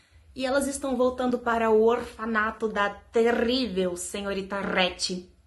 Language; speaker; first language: Portuguese; native; Portuguese